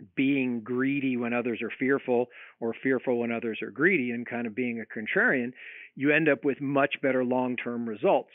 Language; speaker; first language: English; native; English